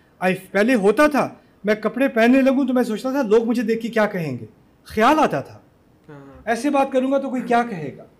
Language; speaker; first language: Urdu; native; Urdu